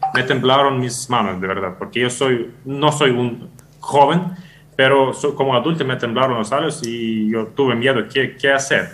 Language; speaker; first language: Spanish; non-native, fluent; Ukrainian